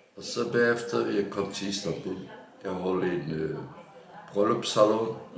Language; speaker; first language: Danish; non-native, fluent; Turkish